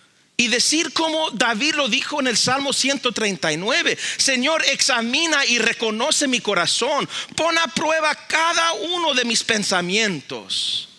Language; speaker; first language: Spanish; early bilingual, heritage; Spanish